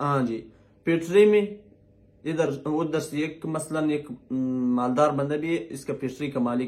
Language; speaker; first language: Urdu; non-native, local second language; Pashto